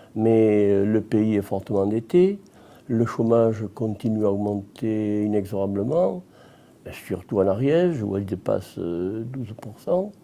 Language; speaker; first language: French; native; French